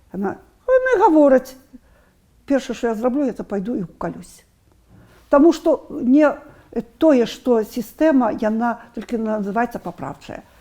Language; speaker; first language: Belarusian; non-native, local second language; Russian